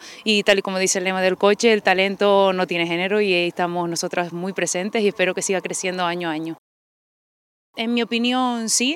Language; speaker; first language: Spanish; native; Spanish